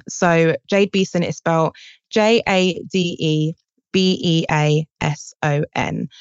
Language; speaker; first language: English; native; English